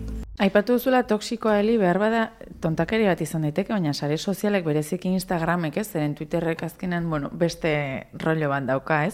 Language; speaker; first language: Basque; native; Basque